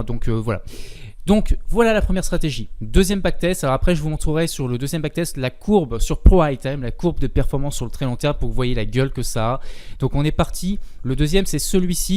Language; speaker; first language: French; native; French